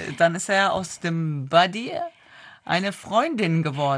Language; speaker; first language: German; native; German